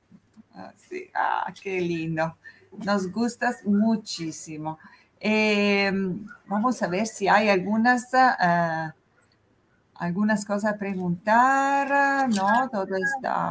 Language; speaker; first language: Spanish; non-native, fluent; Italian